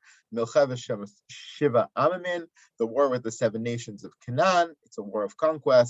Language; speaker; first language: English; native; English